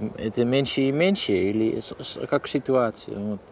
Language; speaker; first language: Russian; non-native, learner; Dutch